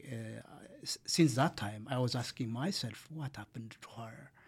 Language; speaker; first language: English; non-native, fluent; Amharic